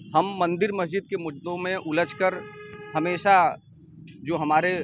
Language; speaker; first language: Hindi; native; Hindi